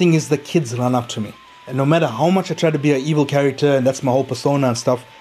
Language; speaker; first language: English; native; English